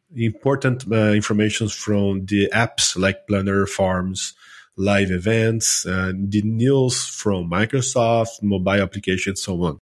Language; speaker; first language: English; non-native, fluent; Portuguese